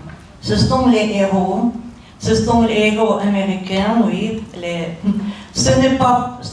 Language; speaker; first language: French; non-native, fluent; Russian